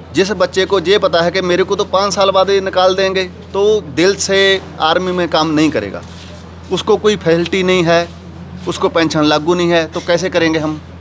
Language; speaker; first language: Hindi; native; Hindi